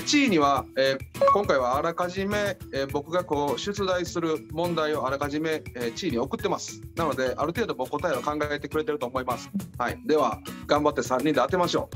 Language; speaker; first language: Japanese; native; Japanese